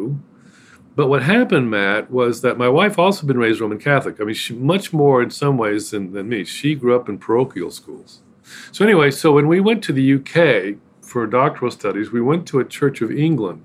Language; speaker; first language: English; native; English